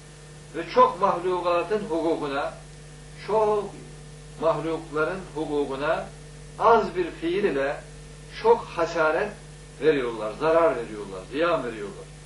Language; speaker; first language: Turkish; native; Turkish